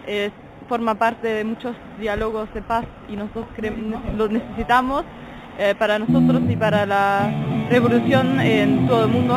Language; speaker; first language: Spanish; non-native, fluent; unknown